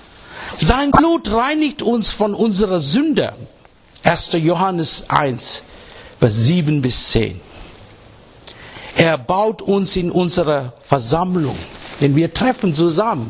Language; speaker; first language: German; non-native, fluent; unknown